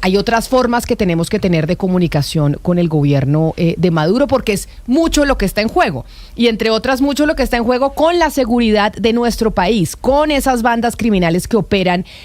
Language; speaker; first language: Spanish; native; Spanish